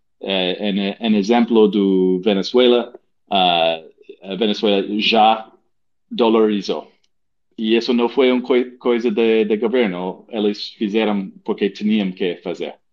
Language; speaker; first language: Portuguese; non-native, learner; English